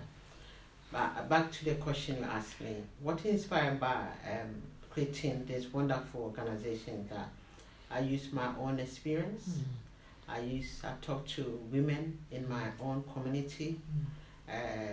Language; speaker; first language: English; non-native, local second language; Akan